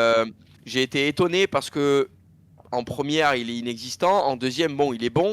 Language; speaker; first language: French; native; French